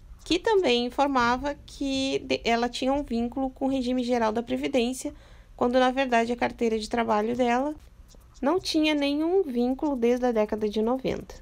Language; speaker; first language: Portuguese; native; Portuguese